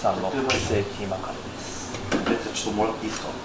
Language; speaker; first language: Japanese; native; Japanese